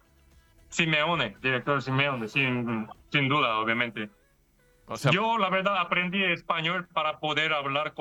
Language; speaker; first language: Spanish; non-native, learner; Korean